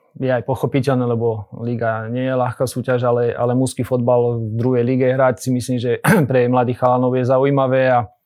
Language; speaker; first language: Slovak; native; Slovak